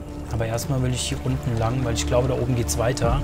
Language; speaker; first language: German; native; German